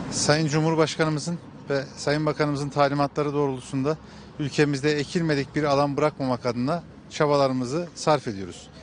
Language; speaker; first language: Turkish; native; Turkish